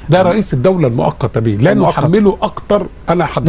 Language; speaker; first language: Arabic; native; Arabic